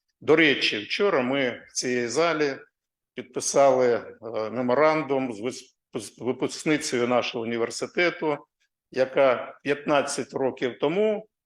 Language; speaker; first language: Ukrainian; non-native, local second language; Russian